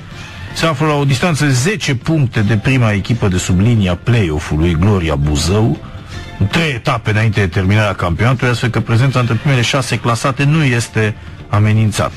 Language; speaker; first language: Romanian; native; Romanian